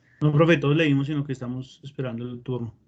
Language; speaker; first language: Spanish; native; Spanish